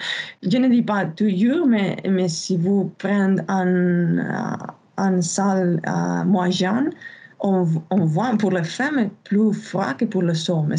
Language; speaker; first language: French; non-native, fluent; Spanish